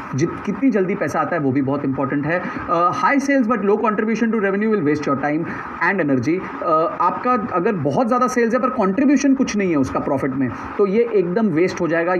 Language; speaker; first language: Hindi; native; Hindi